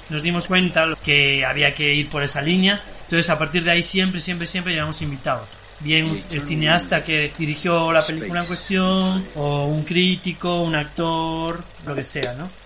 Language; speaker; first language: Spanish; native; Spanish